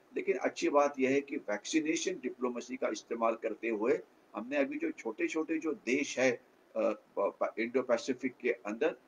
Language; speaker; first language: Hindi; non-native, local second language; Marathi